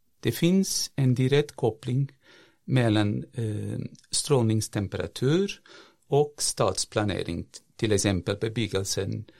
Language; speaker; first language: Swedish; non-native, fluent; Portuguese